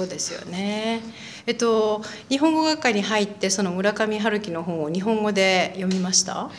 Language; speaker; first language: Japanese; native; Japanese